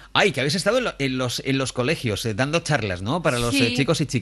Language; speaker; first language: Spanish; native; Spanish